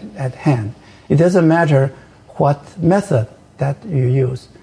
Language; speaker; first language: English; non-native, fluent; Chinese